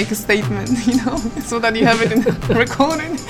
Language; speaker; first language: English; non-native, fluent; Polish